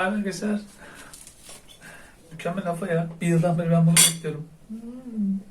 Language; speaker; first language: Turkish; native; Turkish